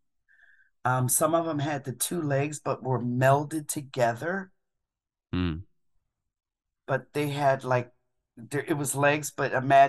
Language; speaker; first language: English; native; English